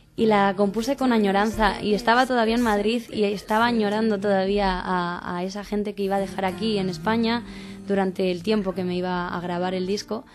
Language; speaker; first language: Spanish; native; Spanish